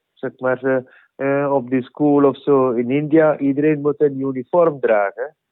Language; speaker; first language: Dutch; non-native, learner; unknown